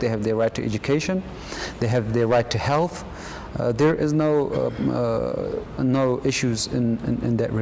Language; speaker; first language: English; non-native, fluent; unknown